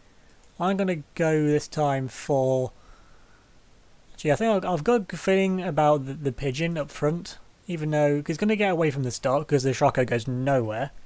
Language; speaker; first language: English; native; English